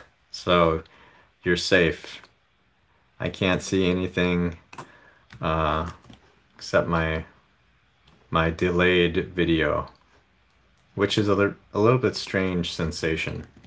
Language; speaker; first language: English; native; English